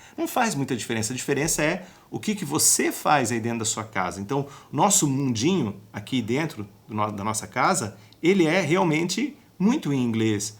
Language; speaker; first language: Portuguese; native; Portuguese